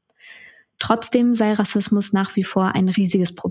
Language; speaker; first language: German; native; German